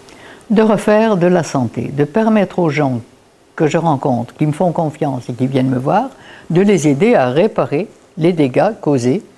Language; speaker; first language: French; native; French